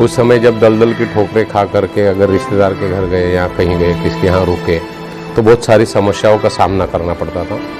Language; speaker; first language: Hindi; native; Hindi